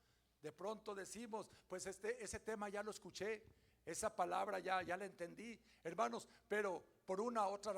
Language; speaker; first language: Spanish; native; Spanish